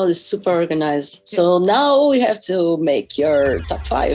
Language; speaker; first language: English; non-native, fluent; Portuguese